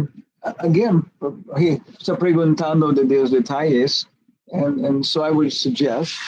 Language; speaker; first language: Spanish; non-native, fluent; English